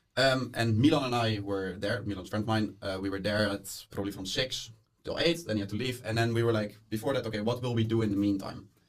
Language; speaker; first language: English; non-native, fluent; Dutch